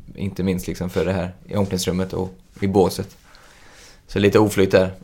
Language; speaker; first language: Swedish; native; Swedish